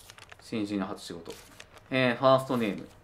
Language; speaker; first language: Japanese; native; Japanese